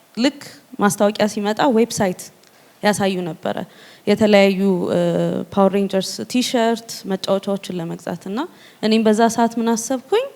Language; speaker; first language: Amharic; native; Amharic